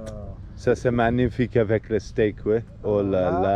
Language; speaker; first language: French; non-native, learner; English